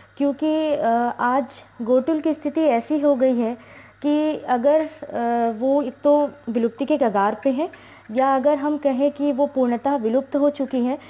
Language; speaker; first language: Hindi; native; Hindi